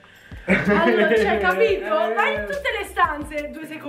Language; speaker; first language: Italian; native; Italian